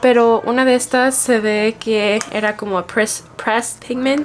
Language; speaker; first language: Spanish; early bilingual, heritage; Spanish